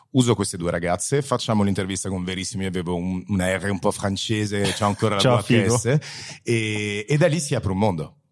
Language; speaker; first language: Italian; early bilingual, heritage; Italian